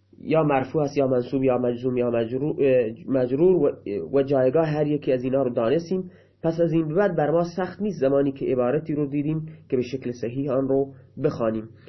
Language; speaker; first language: Persian; non-native, local second language; Baluchi